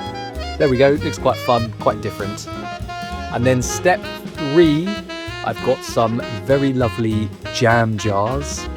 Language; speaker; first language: English; native; English